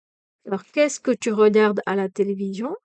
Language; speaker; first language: French; non-native, fluent; Tamil